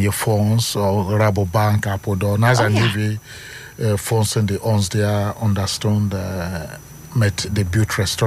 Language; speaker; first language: Dutch; non-native, learner; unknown